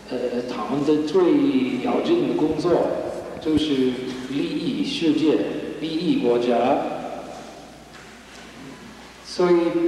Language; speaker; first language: Chinese; non-native, learner; English